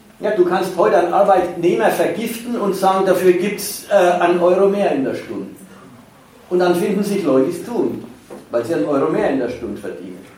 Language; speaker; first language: German; native; German